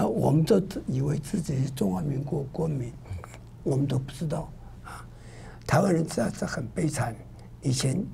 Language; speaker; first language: Chinese; non-native, local second language; Min Nan Chinese